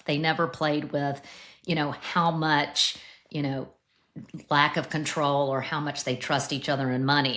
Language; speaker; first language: English; native; English